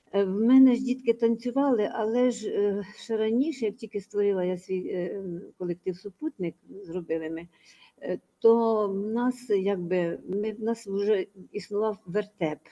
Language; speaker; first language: Ukrainian; native; Ukrainian